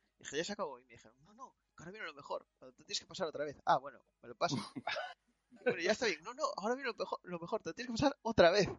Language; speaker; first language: Spanish; native; Spanish